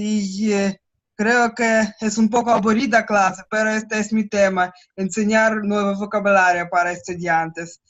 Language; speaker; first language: Spanish; non-native, learner; Russian